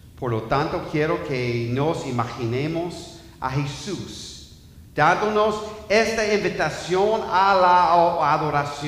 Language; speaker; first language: Spanish; non-native, fluent; English